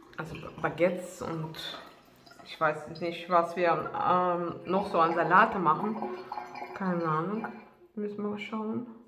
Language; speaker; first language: German; non-native, fluent; Russian